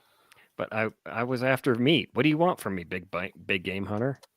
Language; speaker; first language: English; native; English